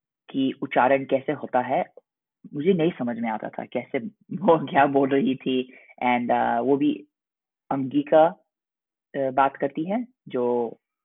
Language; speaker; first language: Hindi; non-native, fluent; English